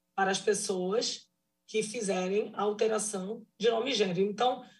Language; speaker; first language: Portuguese; native; Portuguese